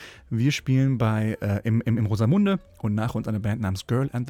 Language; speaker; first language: German; native; German